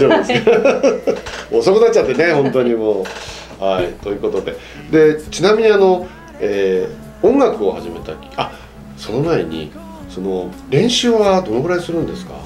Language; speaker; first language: Japanese; native; Japanese